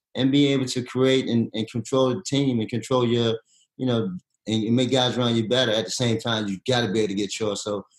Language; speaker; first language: English; native; English